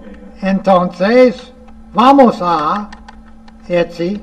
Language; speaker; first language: Spanish; non-native, fluent; English